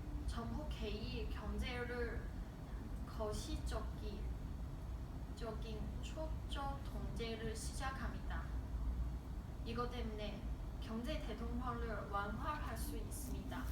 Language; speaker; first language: Korean; non-native, learner; Chinese